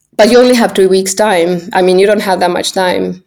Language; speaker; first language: English; non-native, fluent; Estonian